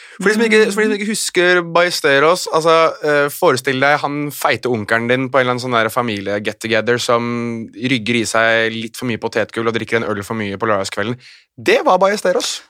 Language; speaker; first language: Norwegian; native; Norwegian